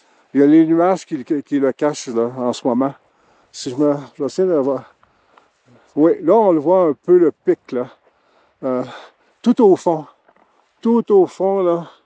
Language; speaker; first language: French; native; French